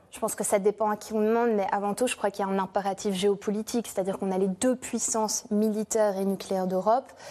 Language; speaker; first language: French; non-native, fluent; English